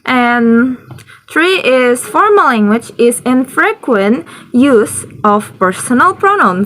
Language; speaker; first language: English; non-native, learner; Indonesian